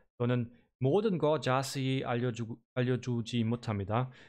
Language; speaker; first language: Korean; non-native, learner; German